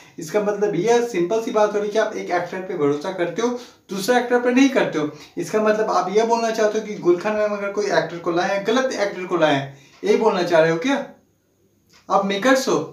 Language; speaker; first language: Hindi; non-native, local second language; Bangla